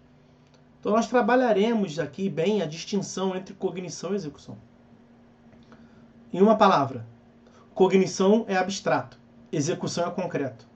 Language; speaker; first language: Portuguese; native; Portuguese